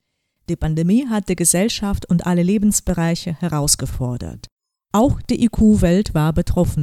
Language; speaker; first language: German; native; German